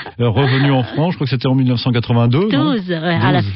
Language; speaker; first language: French; native; French